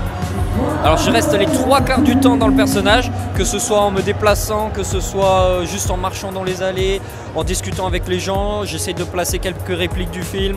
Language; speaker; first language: French; native; French